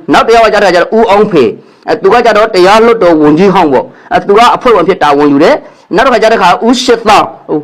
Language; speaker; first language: Burmese; non-native, local second language; Rohingya